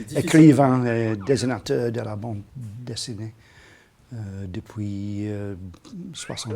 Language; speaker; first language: French; non-native, learner; English